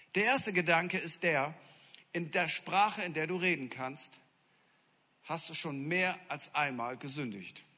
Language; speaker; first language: German; native; German